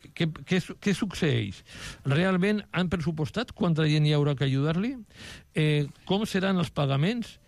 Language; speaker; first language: Catalan; non-native, local second language; Spanish